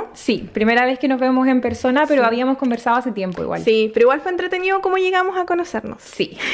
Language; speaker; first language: Spanish; native; Spanish